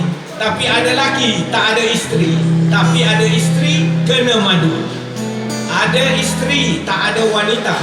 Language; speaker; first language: Malay; native; Malay